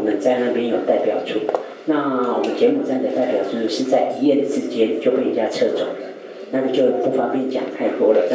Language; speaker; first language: Chinese; native; Chinese